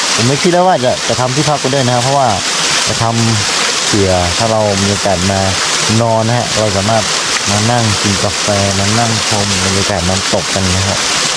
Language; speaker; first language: Thai; non-native, local second language; Karen languages